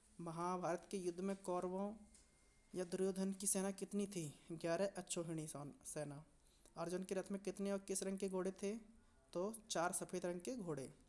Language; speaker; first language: Hindi; native; Hindi